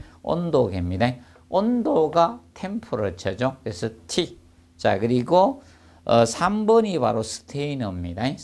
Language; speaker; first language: Korean; native; Korean